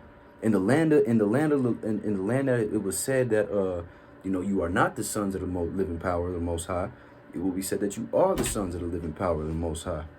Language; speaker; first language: English; native; English